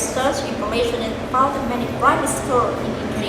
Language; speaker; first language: English; non-native, fluent; Vietnamese